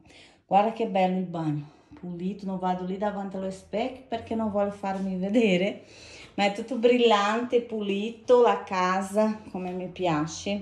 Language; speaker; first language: Italian; non-native, fluent; Portuguese